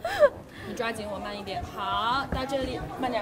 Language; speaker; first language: Chinese; native; Chinese